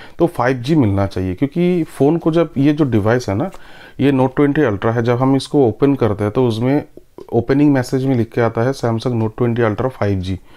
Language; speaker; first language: Hindi; native; Hindi